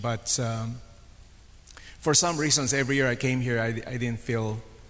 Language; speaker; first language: English; non-native, local second language; Filipino